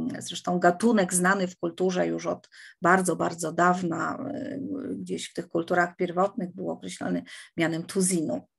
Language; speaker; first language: Polish; native; Polish